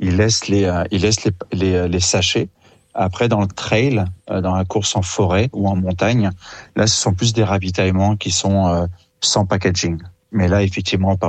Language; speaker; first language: French; native; French